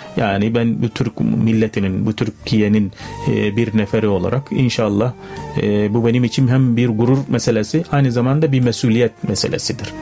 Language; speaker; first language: Turkish; non-native, fluent; Arabic